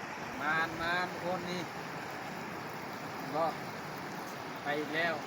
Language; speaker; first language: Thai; non-native, local second language; Northeastern Thai